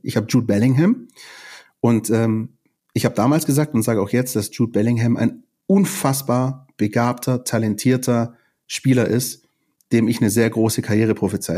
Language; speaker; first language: German; native; German